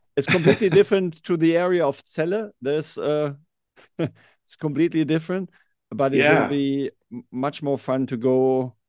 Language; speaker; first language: English; non-native, learner; German